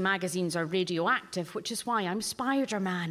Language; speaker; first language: English; native; English